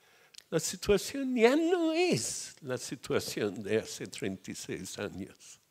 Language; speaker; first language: Spanish; non-native, fluent; English